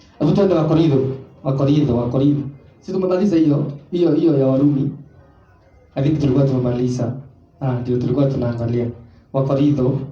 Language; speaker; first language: Swahili; non-native, local second language; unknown